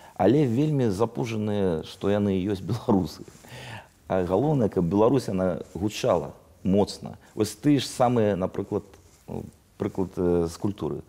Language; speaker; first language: Belarusian; native; Belarusian